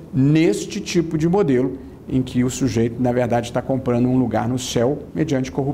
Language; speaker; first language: Portuguese; native; Portuguese